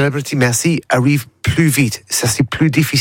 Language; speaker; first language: French; non-native, learner; English